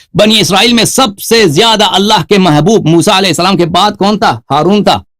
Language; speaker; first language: Urdu; non-native, fluent; Persian